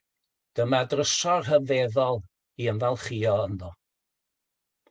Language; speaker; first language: Welsh; native; Welsh